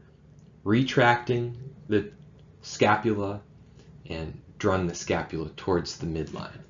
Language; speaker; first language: English; native; English